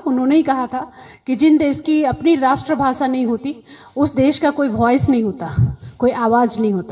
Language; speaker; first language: Hindi; native; Hindi